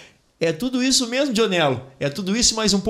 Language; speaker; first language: Portuguese; native; Portuguese